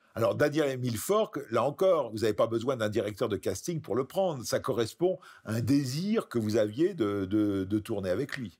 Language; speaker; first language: French; native; French